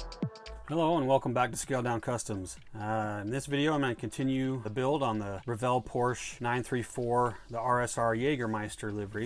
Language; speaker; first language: English; native; English